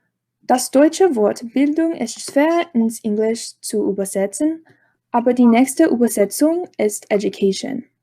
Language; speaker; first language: German; non-native, learner; English